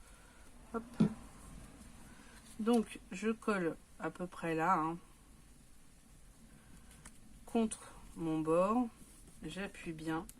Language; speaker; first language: French; native; French